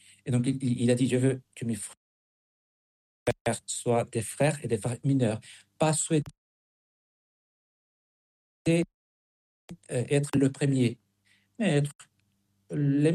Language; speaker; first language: French; non-native, fluent; Spanish